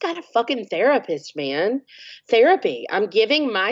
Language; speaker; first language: English; native; English